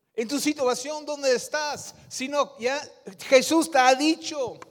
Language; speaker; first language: Spanish; non-native, fluent; Dutch